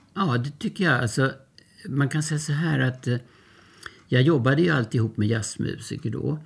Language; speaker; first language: Swedish; early bilingual, other home language; German